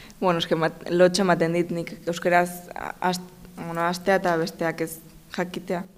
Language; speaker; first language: Basque; non-native, local second language; Spanish